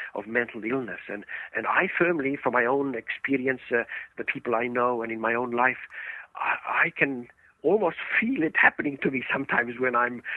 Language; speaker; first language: English; early bilingual, other home language; Estonian